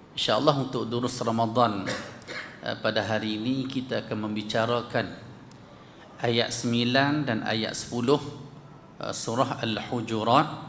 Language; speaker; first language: Malay; native; Malay